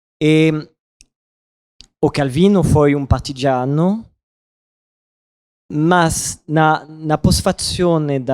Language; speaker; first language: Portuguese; non-native, learner; French